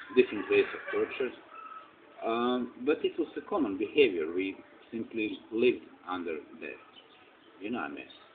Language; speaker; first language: English; non-native, fluent; Croatian